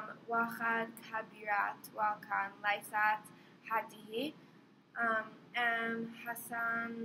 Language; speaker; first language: Arabic; non-native, learner; English